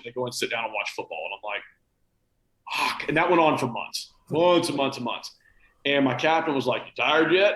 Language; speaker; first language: English; native; English